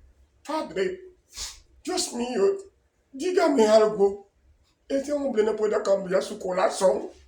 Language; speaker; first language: Spanish; non-native, learner; Haitian Creole